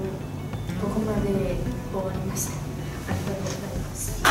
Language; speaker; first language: Japanese; non-native, learner; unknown